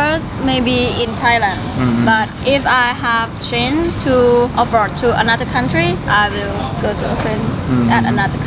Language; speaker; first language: English; non-native, learner; Thai